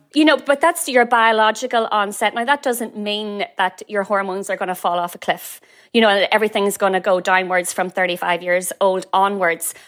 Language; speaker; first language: English; native; English